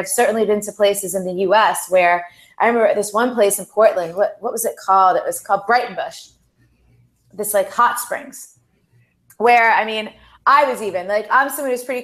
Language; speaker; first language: English; native; English